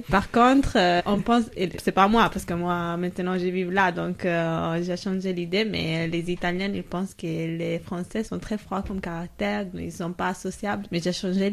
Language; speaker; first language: French; non-native, learner; Italian